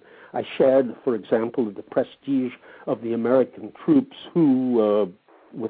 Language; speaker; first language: English; native; English